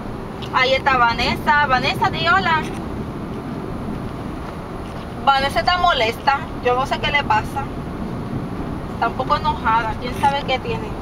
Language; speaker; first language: Spanish; native; Spanish